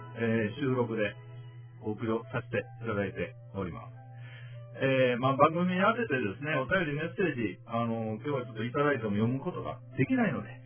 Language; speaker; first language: Japanese; native; Japanese